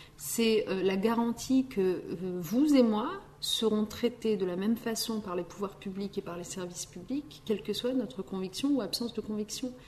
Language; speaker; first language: French; early bilingual, other home language; Riffian